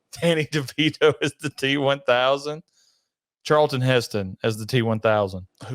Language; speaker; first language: English; native; English